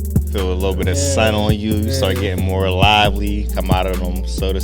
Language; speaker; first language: English; native; English